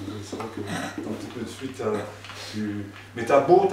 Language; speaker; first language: French; native; French